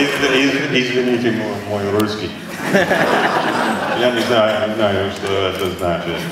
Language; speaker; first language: Russian; non-native, learner; English